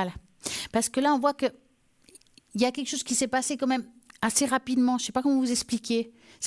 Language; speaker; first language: French; native; French